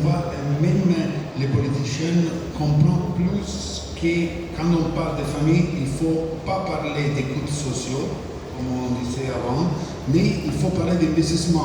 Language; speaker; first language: French; non-native, fluent; Italian